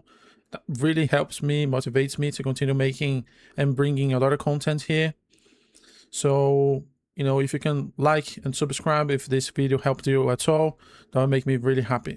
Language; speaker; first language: English; non-native, fluent; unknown